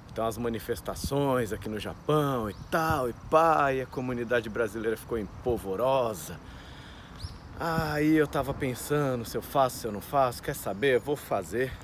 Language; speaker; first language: Portuguese; native; Portuguese